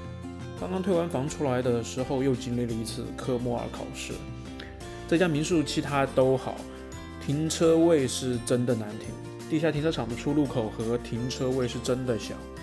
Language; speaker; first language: Chinese; native; Chinese